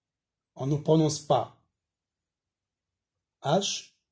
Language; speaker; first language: French; non-native, local second language; Arabic